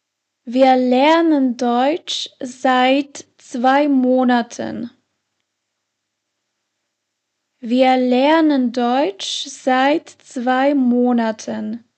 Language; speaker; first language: German; non-native, fluent; Slovak